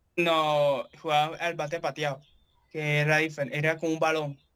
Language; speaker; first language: Spanish; native; Spanish